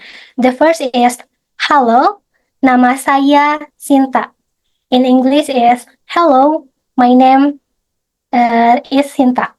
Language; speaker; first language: English; non-native, fluent; Indonesian